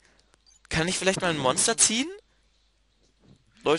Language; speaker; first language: German; native; German